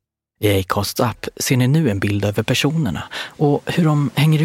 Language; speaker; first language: Swedish; native; Swedish